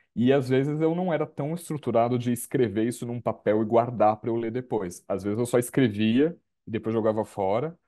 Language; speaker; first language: Portuguese; native; Portuguese